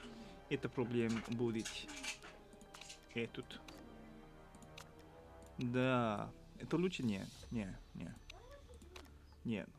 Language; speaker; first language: Russian; non-native, learner; English